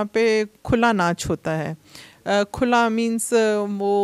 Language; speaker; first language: Hindi; native; Hindi